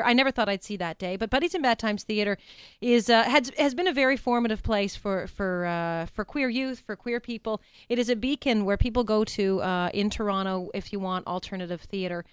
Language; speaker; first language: English; native; English